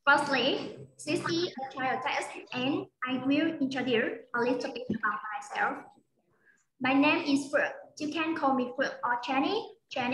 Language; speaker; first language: English; non-native, fluent; Vietnamese